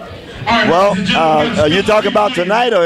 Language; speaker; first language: English; native; English